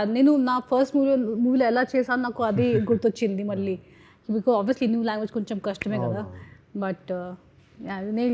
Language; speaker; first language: Telugu; non-native, learner; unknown